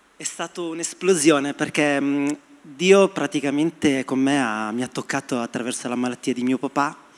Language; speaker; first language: Italian; native; Italian